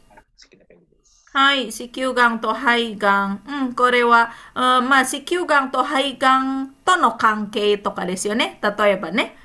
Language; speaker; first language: Japanese; non-native, fluent; Indonesian